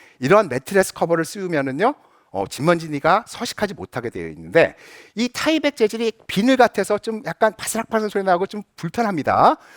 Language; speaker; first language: Korean; native; Korean